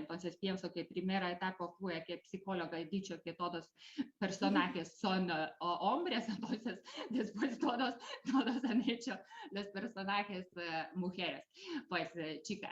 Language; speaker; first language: Spanish; non-native, fluent; Lithuanian